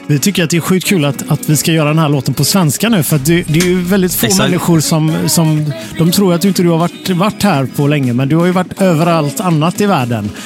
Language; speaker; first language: Swedish; native; Swedish